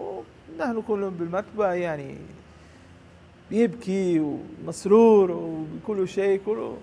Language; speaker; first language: Arabic; non-native, learner; Portuguese